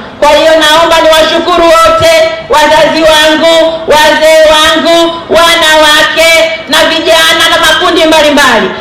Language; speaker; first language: Swahili; native; Swahili